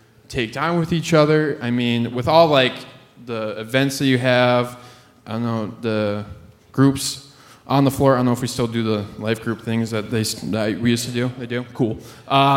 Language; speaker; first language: English; native; English